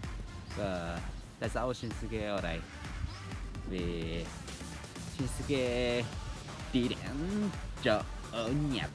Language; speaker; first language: Vietnamese; non-native, learner; Japanese